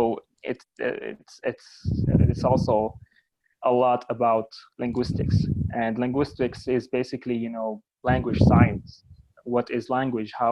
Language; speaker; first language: English; non-native, fluent; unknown